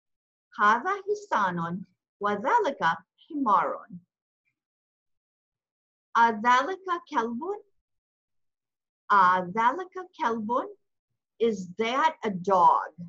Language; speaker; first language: Arabic; non-native, fluent; English